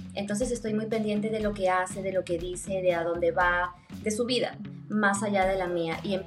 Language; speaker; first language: Spanish; native; Spanish